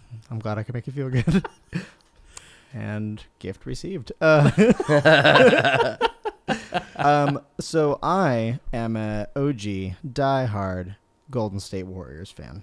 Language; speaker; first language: English; native; English